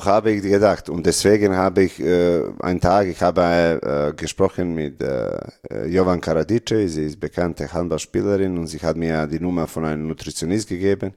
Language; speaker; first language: German; non-native, learner; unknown